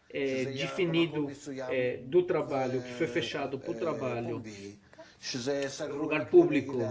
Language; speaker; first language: Portuguese; non-native, fluent; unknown